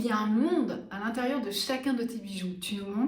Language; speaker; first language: French; native; French